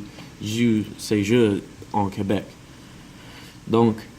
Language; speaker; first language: French; non-native, learner; English